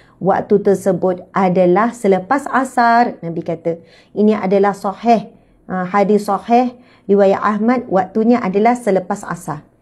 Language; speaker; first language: Malay; native; Malay